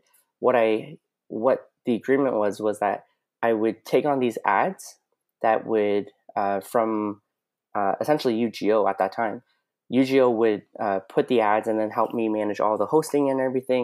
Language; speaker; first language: English; native; English